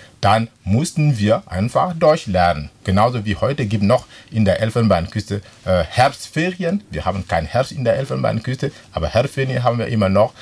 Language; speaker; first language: German; non-native, fluent; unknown